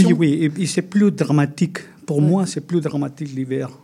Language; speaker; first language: French; non-native, fluent; Spanish